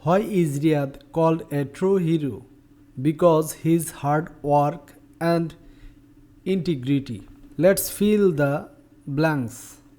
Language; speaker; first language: English; non-native, local second language; Bangla